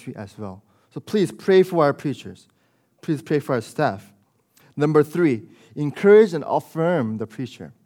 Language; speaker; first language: English; early bilingual, other home language; Korean